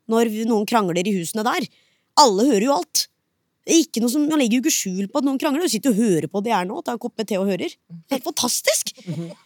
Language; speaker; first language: Norwegian; early bilingual, other home language; Hindi